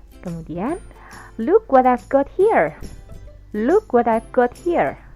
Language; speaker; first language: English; non-native, fluent; Indonesian